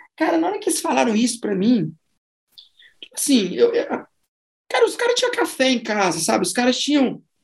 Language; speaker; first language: Portuguese; native; Portuguese